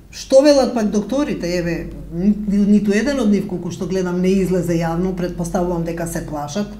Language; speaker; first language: Macedonian; native; Macedonian